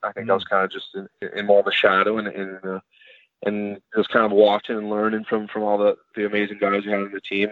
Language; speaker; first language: English; native; English